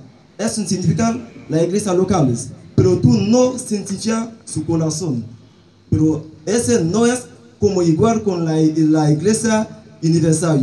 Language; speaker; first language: Spanish; non-native, learner; Haitian Creole